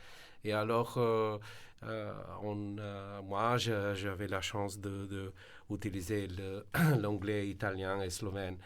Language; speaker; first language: French; non-native, fluent; Slovenian